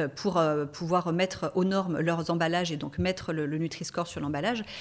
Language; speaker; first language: French; native; French